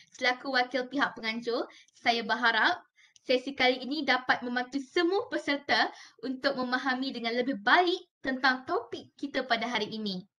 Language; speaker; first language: Malay; native; Malay